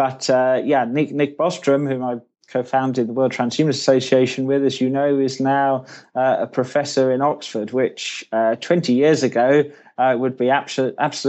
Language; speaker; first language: English; native; English